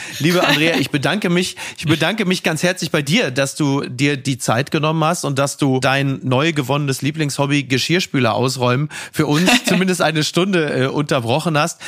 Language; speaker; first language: German; native; German